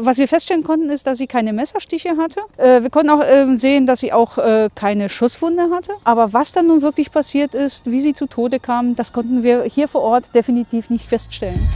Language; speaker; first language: German; native; German